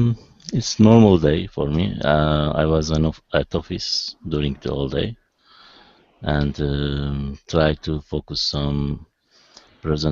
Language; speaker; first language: English; non-native, learner; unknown